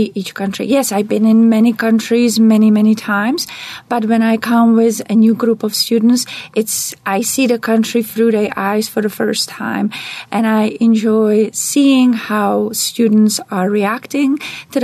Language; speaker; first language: English; non-native, fluent; Czech